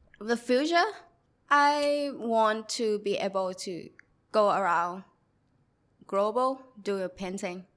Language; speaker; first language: English; non-native, learner; Thai